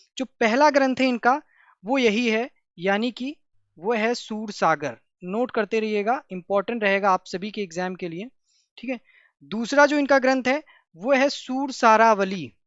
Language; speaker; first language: Hindi; native; Hindi